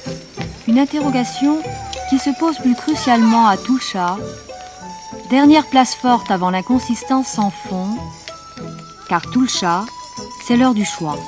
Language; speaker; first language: French; native; French